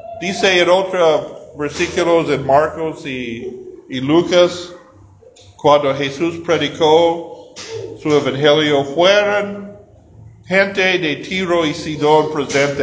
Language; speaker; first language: Spanish; non-native, learner; English